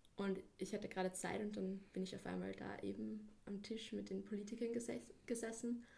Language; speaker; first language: German; native; German